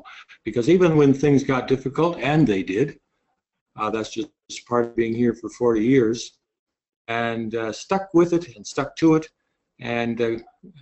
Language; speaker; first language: English; native; English